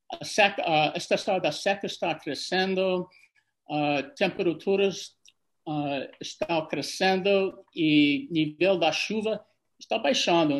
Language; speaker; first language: Portuguese; non-native, fluent; English